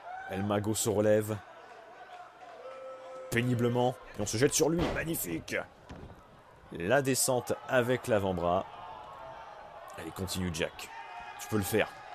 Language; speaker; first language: French; native; French